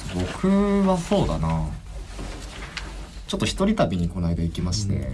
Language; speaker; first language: Japanese; native; Japanese